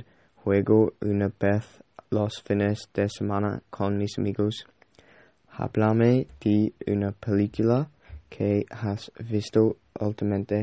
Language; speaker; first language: Spanish; non-native, learner; English